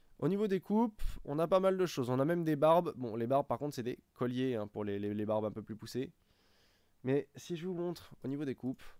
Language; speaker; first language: French; native; French